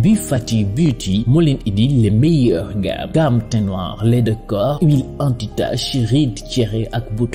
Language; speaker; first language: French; non-native, local second language; Wolof